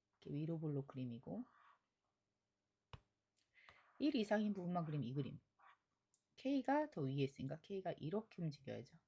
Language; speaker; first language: Korean; native; Korean